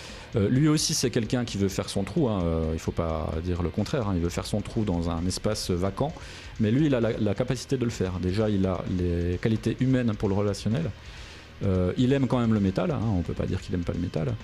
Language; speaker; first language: French; native; French